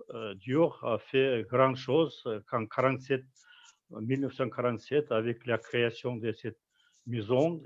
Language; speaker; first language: French; non-native, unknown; Kazakh